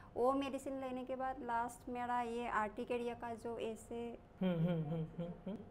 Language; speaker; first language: Hindi; non-native, local second language; Assamese